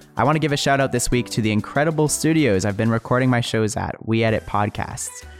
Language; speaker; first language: English; native; English